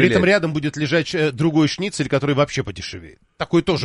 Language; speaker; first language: Russian; native; Russian